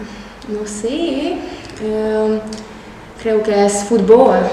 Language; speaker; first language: Spanish; non-native, learner; Hungarian